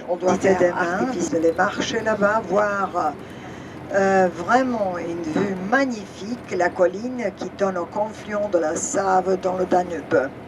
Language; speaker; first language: French; non-native, fluent; Serbian